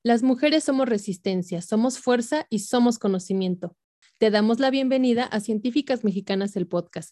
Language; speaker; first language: Spanish; native; Spanish